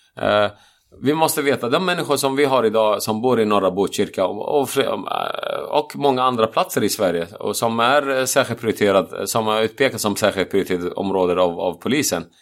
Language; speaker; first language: Swedish; non-native, fluent; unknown